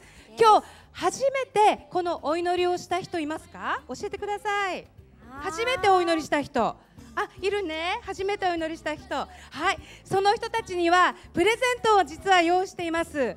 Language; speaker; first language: Japanese; native; Japanese